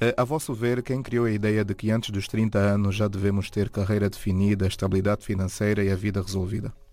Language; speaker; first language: Portuguese; native; Portuguese